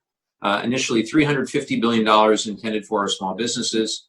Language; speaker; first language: English; native; English